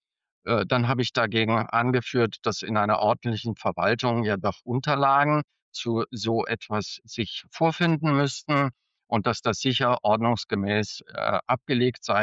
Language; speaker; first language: German; native; German